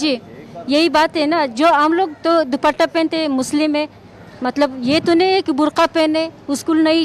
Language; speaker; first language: Hindi; non-native, learner; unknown